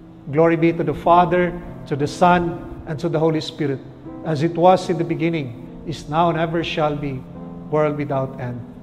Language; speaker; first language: English; non-native, local second language; Filipino